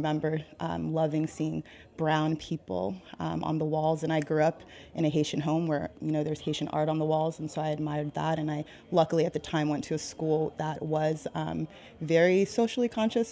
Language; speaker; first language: English; native; English